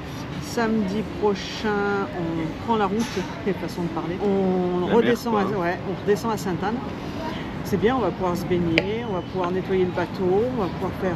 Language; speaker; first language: French; native; French